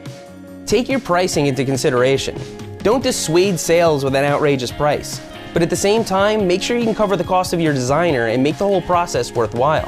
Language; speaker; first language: English; native; English